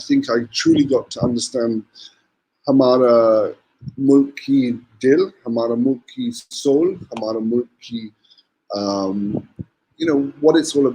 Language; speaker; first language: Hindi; non-native, learner; English